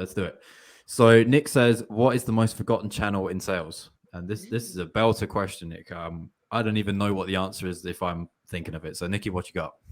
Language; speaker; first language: English; native; English